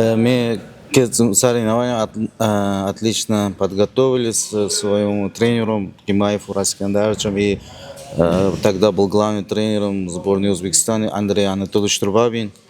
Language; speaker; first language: Russian; non-native, learner; Uzbek